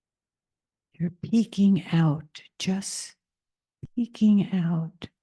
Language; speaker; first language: English; native; English